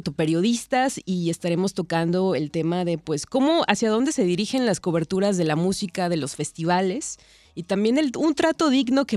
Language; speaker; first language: Spanish; native; Spanish